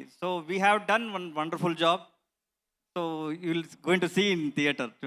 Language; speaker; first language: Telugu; non-native, local second language; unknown